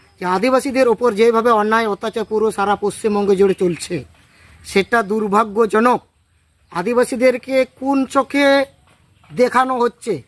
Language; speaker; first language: Bangla; non-native, local second language; Santali